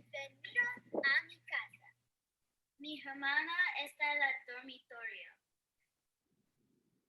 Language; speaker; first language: Spanish; non-native, learner; English